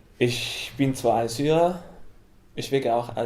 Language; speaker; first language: German; non-native, fluent; Arabic